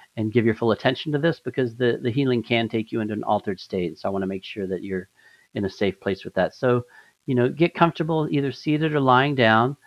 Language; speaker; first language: English; native; English